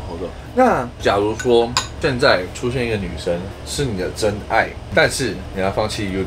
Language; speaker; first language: Chinese; native; Chinese